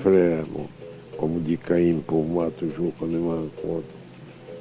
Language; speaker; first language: French; non-native, fluent; Portuguese